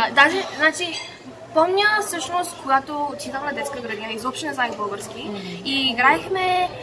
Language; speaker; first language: Bulgarian; early bilingual, other home language; Korean